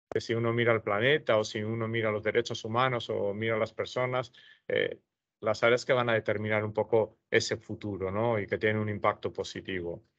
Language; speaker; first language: Spanish; native; Spanish